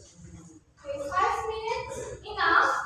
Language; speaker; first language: English; non-native, learner; Indonesian